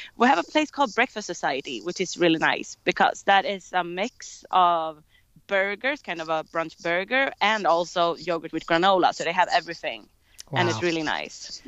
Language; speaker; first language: English; non-native, fluent; Swedish